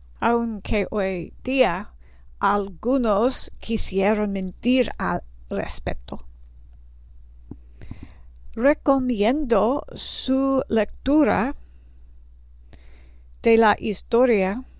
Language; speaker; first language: Spanish; non-native, learner; English